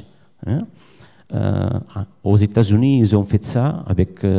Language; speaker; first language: French; non-native, learner; Catalan